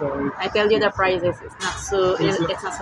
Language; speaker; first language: English; non-native, learner; Filipino